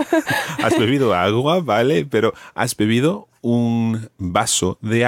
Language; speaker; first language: Spanish; non-native, fluent; English